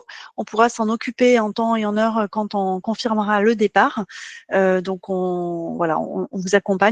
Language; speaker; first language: French; native; French